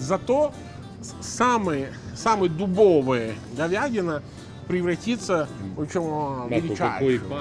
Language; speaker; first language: Russian; non-native, fluent; Italian